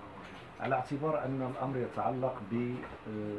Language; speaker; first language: Arabic; native; Arabic